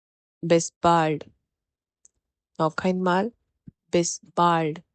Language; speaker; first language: German; non-native, fluent; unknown